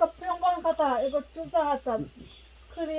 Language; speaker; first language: Korean; non-native, learner; Lao